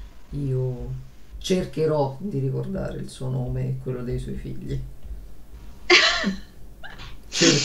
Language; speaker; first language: Italian; native; Italian